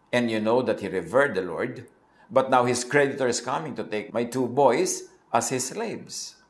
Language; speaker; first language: English; non-native, local second language; Filipino